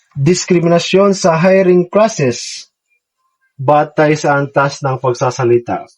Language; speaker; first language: Filipino; non-native, local second language; Cebuano